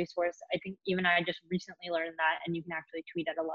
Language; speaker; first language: English; native; English